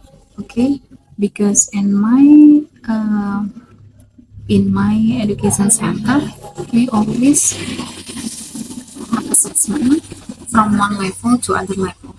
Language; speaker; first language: English; non-native, fluent; Indonesian